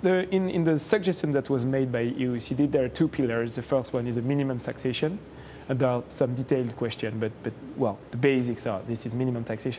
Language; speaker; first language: English; non-native, fluent; French